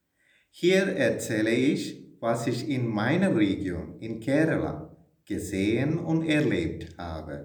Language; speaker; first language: German; non-native, fluent; Malayalam